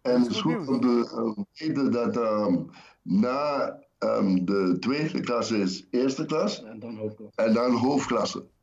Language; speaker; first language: Dutch; non-native, local second language; Papiamento